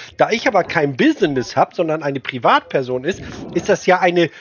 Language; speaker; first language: German; native; German